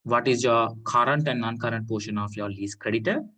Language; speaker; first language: English; non-native, local second language; Sinhala